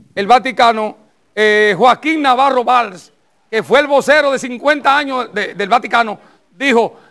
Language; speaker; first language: Spanish; native; Spanish